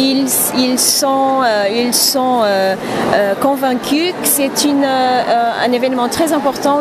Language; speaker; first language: French; non-native, fluent; Portuguese